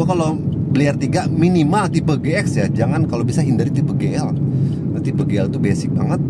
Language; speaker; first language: Indonesian; native; Indonesian